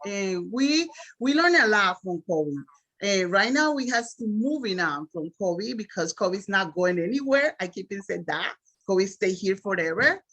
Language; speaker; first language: English; non-native, learner; Spanish